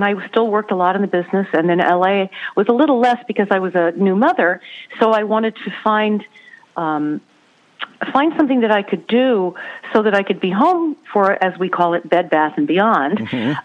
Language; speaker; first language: English; native; English